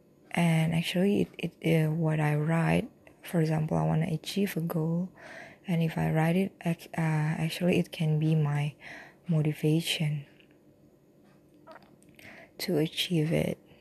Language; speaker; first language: English; non-native, fluent; Indonesian